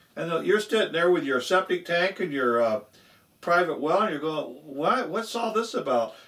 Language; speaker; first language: English; native; English